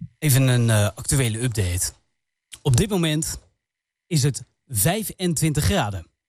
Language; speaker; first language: Dutch; native; Dutch